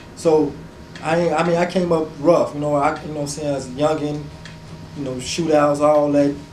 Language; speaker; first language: English; native; English